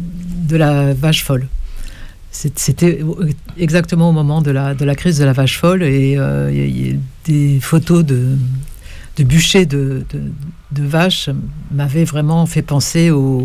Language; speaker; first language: French; native; French